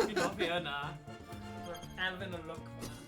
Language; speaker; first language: Welsh; native; Welsh